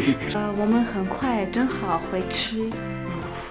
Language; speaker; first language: Chinese; non-native, fluent; Russian